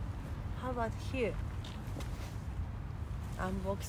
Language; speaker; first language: English; non-native, fluent; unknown